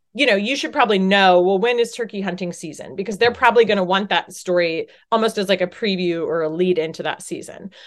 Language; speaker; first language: English; native; English